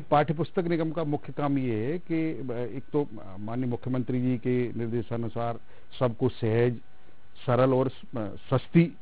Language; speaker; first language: Hindi; native; Hindi